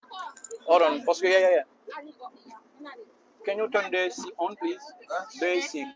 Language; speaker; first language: English; non-native, fluent; Haitian Creole